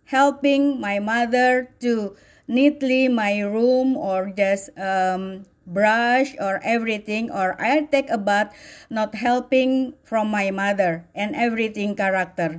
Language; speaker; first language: English; non-native, learner; Indonesian